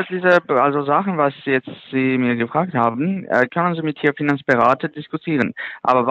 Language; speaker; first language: German; non-native, learner; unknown